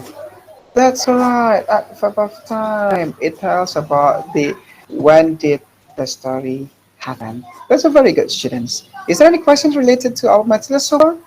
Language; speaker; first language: English; non-native, fluent; Indonesian